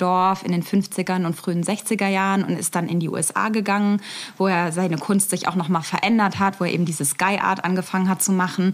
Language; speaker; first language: German; native; German